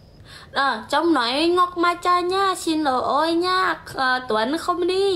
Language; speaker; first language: Vietnamese; non-native, learner; Indonesian